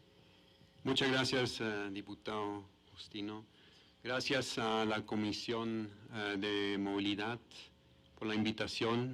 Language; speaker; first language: Spanish; non-native, fluent; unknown